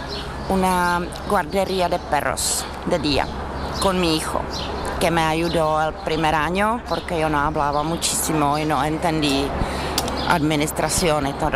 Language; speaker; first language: Spanish; non-native, fluent; Czech